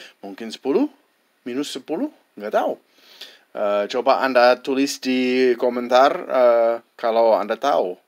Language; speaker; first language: Indonesian; non-native, fluent; English